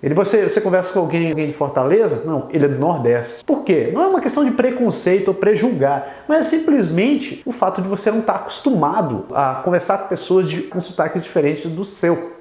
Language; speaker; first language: Portuguese; native; Portuguese